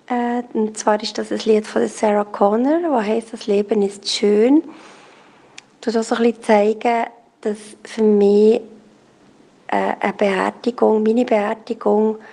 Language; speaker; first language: German; native; German